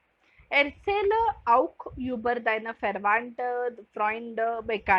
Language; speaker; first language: German; non-native, fluent; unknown